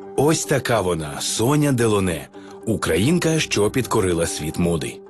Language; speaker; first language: Ukrainian; native; Ukrainian